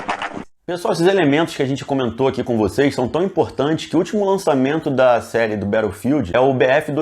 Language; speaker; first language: Portuguese; native; Portuguese